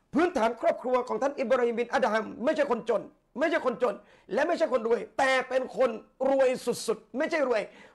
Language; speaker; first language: Thai; non-native, local second language; Malay